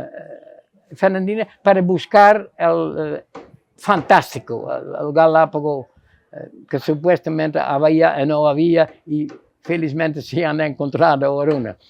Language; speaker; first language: Spanish; non-native, fluent; Dutch